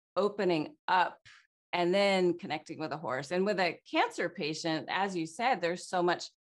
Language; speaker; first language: English; native; English